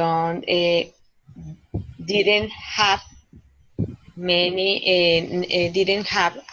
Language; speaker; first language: English; non-native, learner; Spanish